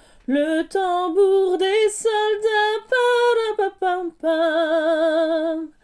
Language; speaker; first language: French; native; French